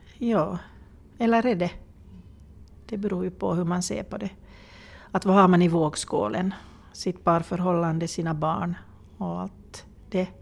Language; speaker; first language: Swedish; native; Swedish